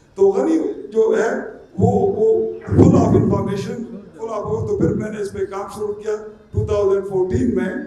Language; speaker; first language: Urdu; non-native, local second language; Pashto